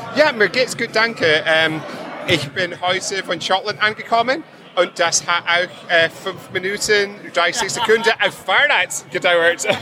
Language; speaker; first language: German; non-native, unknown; English